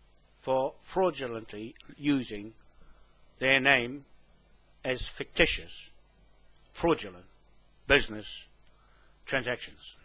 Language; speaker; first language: English; native; English